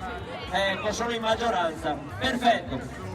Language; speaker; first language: Italian; native; Italian